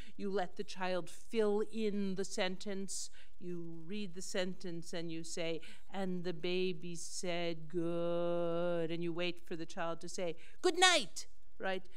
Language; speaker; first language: English; native; English